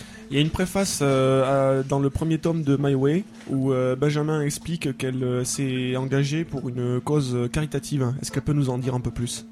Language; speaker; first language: French; native; French